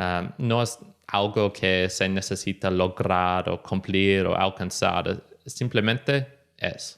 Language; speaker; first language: Spanish; non-native, fluent; English